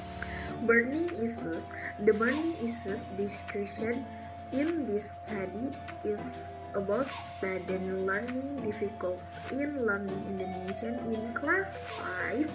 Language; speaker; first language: English; non-native, learner; Indonesian